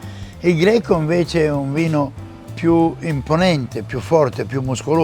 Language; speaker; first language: Italian; native; Italian